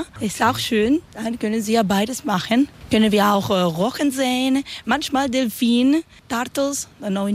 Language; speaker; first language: German; non-native, learner; Spanish